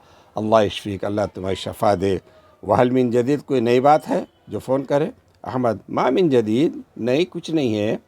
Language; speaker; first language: Urdu; native; Urdu